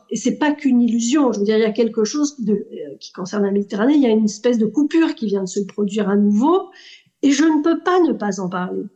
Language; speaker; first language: French; native; French